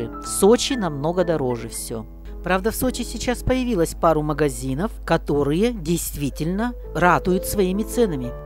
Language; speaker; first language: Russian; native; Russian